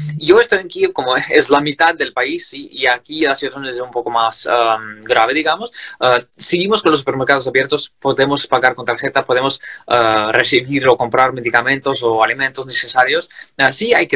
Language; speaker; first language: Spanish; non-native, fluent; Russian